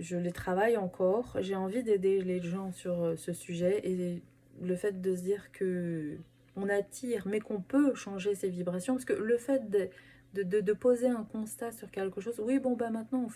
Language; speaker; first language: French; native; French